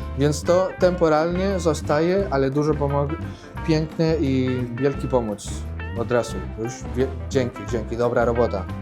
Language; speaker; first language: Polish; non-native, fluent; Spanish